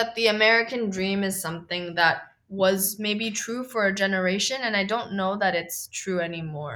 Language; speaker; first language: English; non-native, local second language; Cantonese